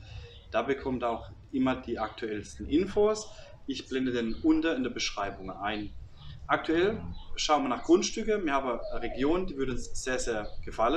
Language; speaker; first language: German; native; German